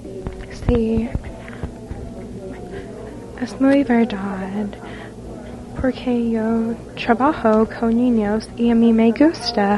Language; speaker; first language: Spanish; non-native, learner; English